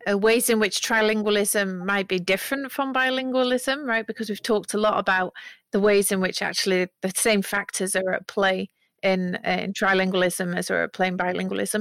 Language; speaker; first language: English; native; English